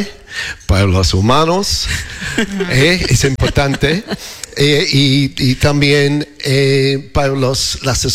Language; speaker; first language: Spanish; non-native, learner; English